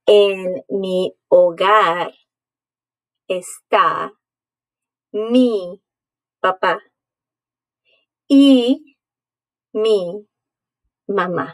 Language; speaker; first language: Spanish; non-native, fluent; English